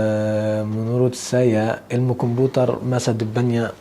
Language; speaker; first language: Indonesian; non-native, learner; Arabic